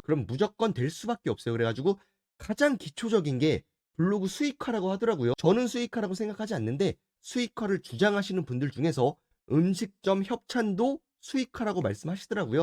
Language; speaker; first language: Korean; native; Korean